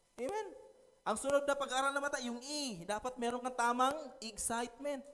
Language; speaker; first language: Filipino; non-native, local second language; Cebuano